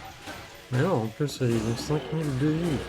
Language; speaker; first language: French; native; French